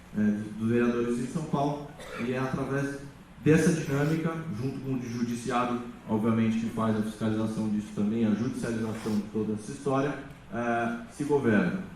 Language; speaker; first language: Portuguese; native; Portuguese